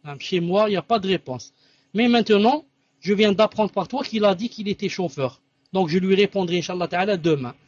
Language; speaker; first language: French; non-native, local second language; Arabic